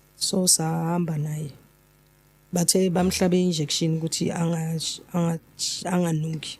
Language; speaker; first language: Zulu; native; Zulu